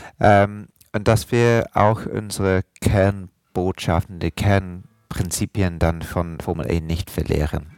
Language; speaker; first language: German; non-native, fluent; English